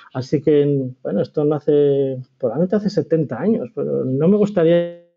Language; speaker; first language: Spanish; native; Spanish